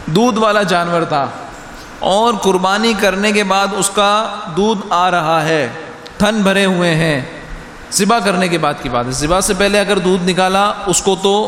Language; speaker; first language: Urdu; native; Urdu